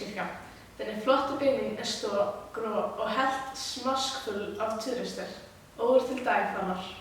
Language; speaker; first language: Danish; non-native, learner; Icelandic